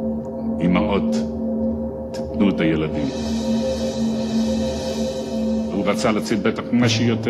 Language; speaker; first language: Hebrew; non-native, fluent; Yiddish